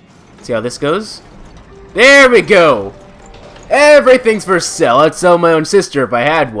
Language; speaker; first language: English; native; English